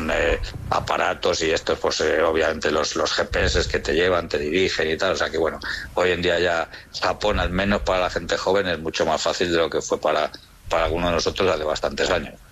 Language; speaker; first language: Spanish; native; Spanish